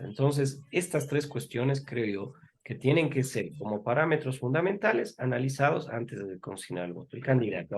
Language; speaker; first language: Spanish; native; Spanish